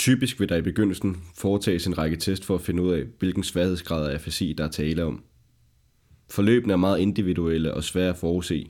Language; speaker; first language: Danish; native; Danish